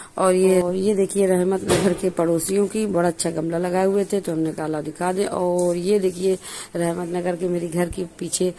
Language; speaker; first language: Hindi; native; Hindi